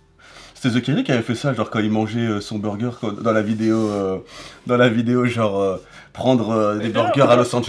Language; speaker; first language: French; native; French